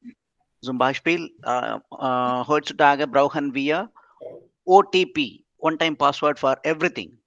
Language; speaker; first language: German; non-native, learner; Tamil